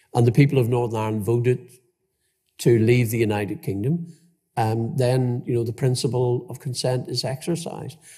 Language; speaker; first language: English; native; English